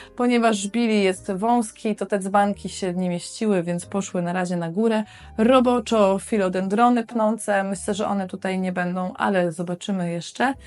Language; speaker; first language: Polish; native; Polish